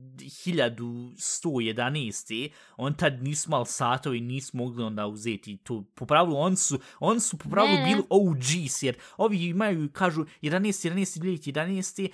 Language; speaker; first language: Bosnian; early bilingual, heritage; Bosnian